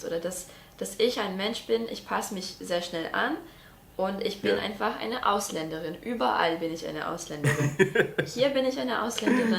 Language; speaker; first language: German; non-native, fluent; Latvian